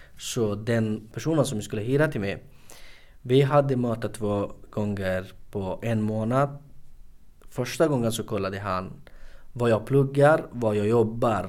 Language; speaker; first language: Swedish; non-native, fluent; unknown